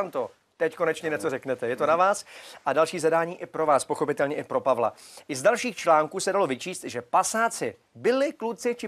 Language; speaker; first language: Czech; native; Czech